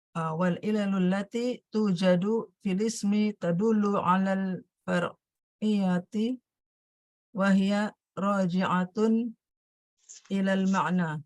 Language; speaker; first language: Arabic; non-native, learner; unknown